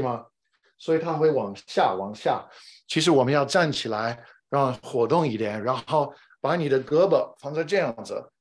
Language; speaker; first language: Chinese; non-native, fluent; English